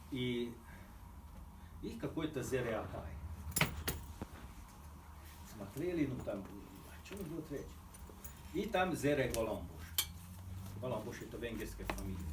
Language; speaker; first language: Russian; non-native, fluent; Hungarian